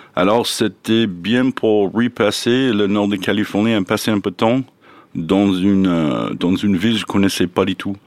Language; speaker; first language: French; non-native, learner; English